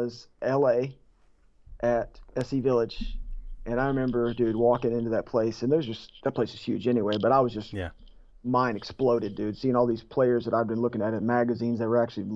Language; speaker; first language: English; native; English